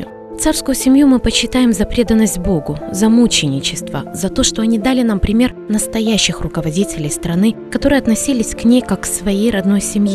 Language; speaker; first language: Russian; native; Russian